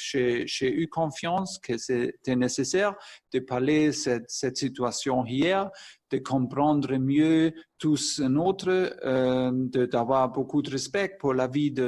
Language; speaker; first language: French; non-native, fluent; German